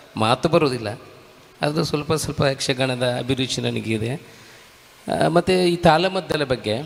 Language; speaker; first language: Kannada; non-native, local second language; Tulu